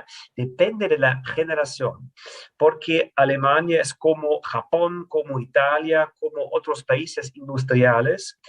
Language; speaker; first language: Spanish; non-native, fluent; German